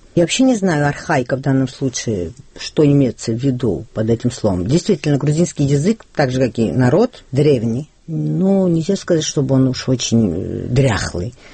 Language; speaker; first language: Russian; non-native, local second language; Georgian